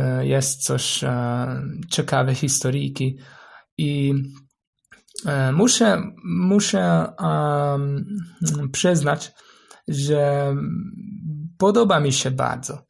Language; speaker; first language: Polish; non-native, learner; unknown